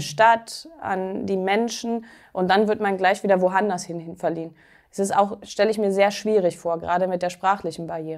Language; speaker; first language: German; native; German